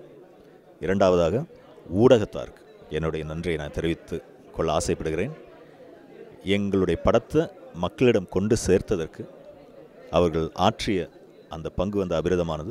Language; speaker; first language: Tamil; native; Tamil